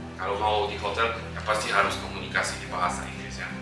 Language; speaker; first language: Indonesian; non-native, learner; Polish